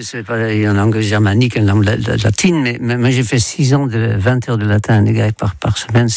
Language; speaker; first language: French; non-native, fluent; Dutch